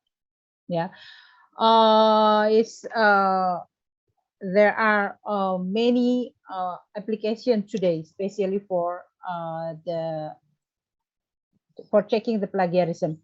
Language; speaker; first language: English; non-native, fluent; Indonesian